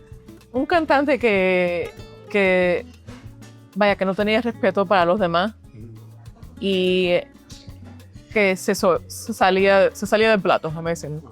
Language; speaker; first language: Spanish; early bilingual, heritage; Spanish